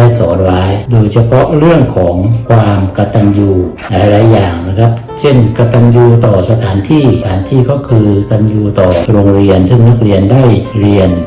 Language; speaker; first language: Thai; native; Thai